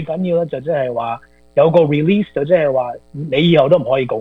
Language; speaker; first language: Chinese; early bilingual, heritage; Cantonese